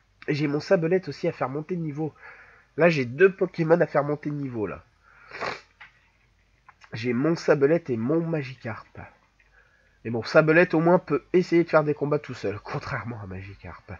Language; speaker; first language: French; native; French